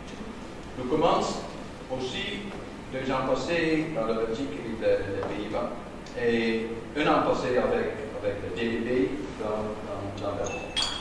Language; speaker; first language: French; non-native, learner; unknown